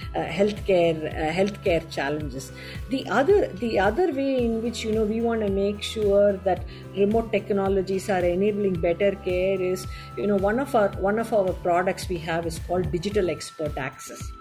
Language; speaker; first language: English; non-native, local second language; Tamil